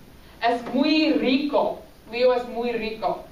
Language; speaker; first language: Spanish; non-native, fluent; English